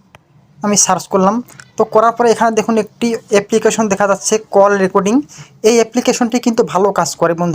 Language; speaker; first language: Bangla; native; Bangla